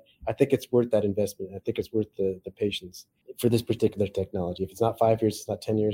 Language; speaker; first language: English; native; English